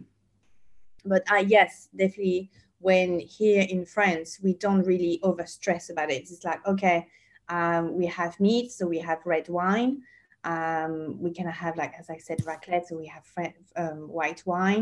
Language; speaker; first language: English; non-native, fluent; French